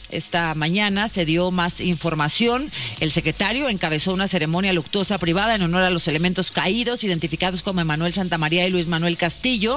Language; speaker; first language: Spanish; native; Spanish